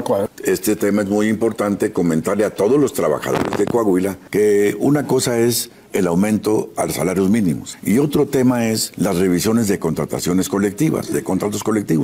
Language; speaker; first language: Spanish; native; Spanish